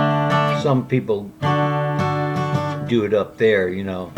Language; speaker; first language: English; native; English